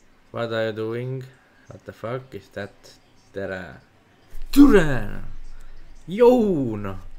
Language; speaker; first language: English; non-native, learner; Estonian